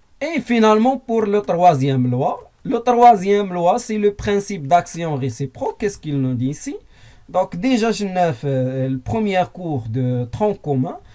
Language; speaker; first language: French; non-native, local second language; Arabic